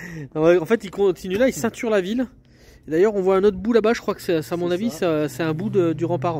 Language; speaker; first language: French; native; French